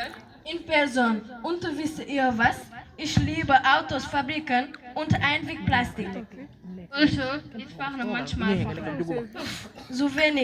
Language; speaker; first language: German; non-native, learner; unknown